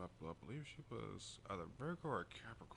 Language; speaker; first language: English; native; English